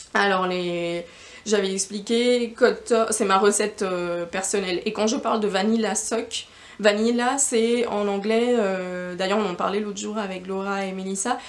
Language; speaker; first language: French; non-native, fluent; Spanish